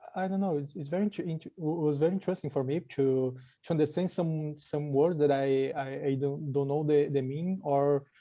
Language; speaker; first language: English; non-native, learner; Portuguese